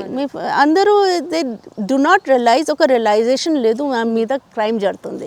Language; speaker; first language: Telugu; non-native, local second language; Hindi